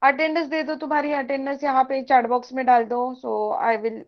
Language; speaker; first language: Hindi; non-native, local second language; Marathi